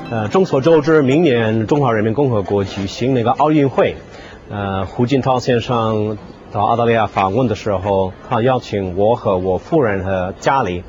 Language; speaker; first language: Chinese; non-native, fluent; English